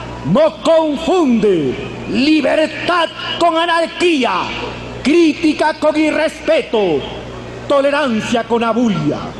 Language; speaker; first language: Spanish; native; Spanish